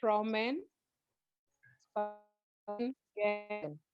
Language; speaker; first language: German; non-native, learner; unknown